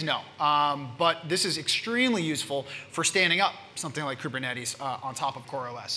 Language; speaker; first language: English; native; English